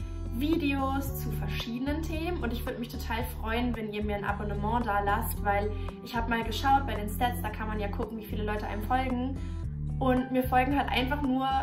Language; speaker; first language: German; native; German